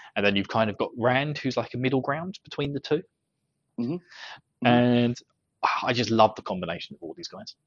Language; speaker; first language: English; native; English